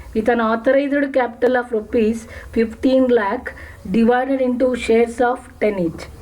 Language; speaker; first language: English; non-native, local second language; Kannada